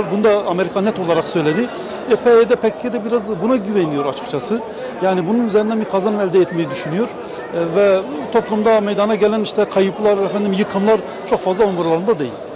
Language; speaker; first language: Turkish; native; Turkish